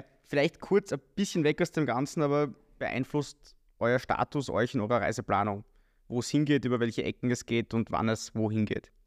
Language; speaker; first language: German; native; German